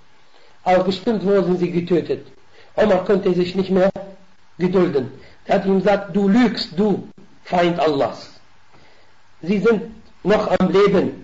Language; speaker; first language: German; non-native, fluent; Arabic